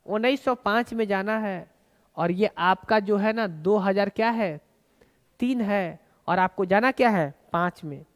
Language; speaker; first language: Hindi; native; Hindi